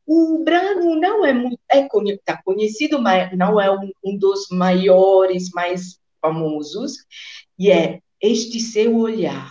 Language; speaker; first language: Portuguese; non-native, fluent; Italian